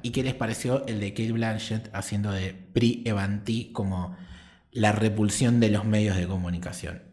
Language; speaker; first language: Spanish; native; Spanish